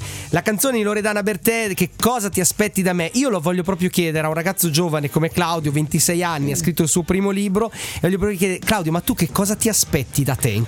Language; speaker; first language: Italian; native; Italian